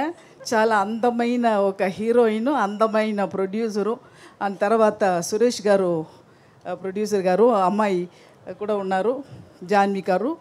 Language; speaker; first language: Telugu; non-native, fluent; Tamil